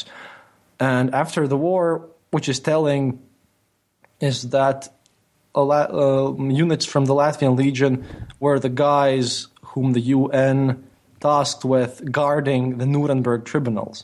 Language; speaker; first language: English; non-native, fluent; Latvian